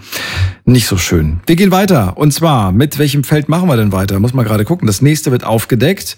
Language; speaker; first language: German; native; German